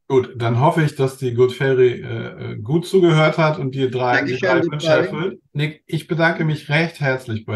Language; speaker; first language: German; native; German